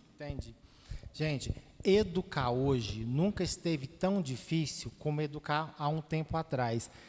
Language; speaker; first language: Portuguese; native; Portuguese